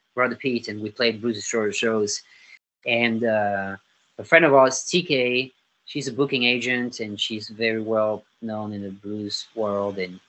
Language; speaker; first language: English; non-native, fluent; French